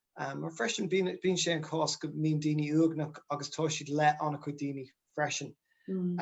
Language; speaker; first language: Irish; non-native, local second language; English